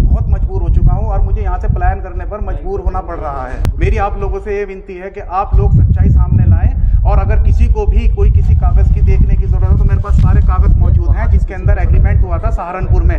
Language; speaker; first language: Hindi; native; Hindi